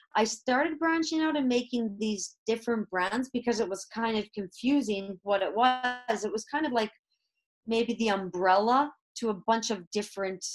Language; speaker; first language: English; native; English